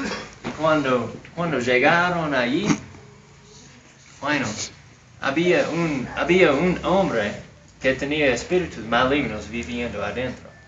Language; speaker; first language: Spanish; non-native, fluent; English